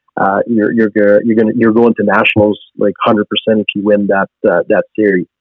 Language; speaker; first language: English; native; English